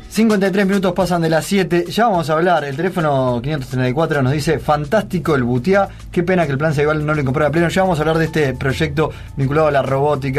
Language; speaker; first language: Spanish; native; Spanish